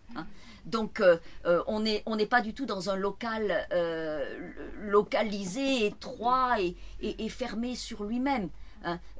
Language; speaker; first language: French; native; French